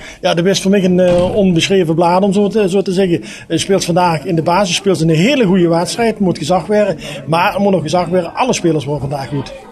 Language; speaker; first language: Dutch; native; Dutch